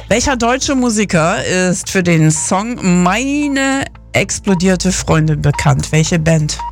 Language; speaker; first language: German; native; German